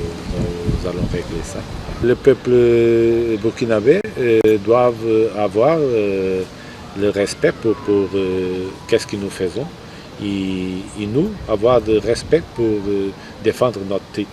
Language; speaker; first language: French; non-native, fluent; Portuguese